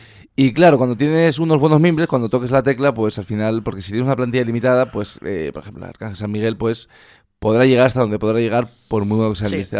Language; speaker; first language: Spanish; native; Spanish